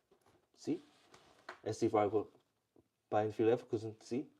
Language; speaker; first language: German; non-native, learner; English